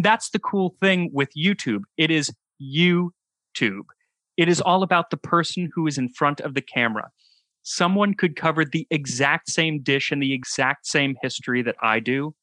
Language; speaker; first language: English; native; English